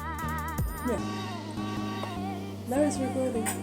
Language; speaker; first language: English; non-native, fluent; French